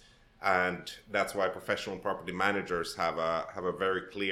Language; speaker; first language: English; non-native, fluent; Swedish